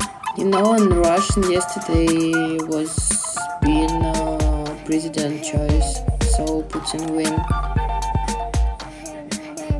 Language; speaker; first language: English; non-native, learner; Russian